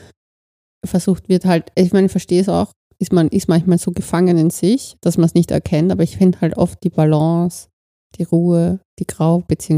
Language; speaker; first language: German; native; German